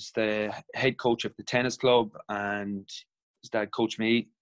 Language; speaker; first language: English; native; English